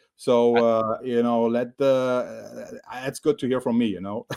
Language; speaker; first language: English; non-native, fluent; German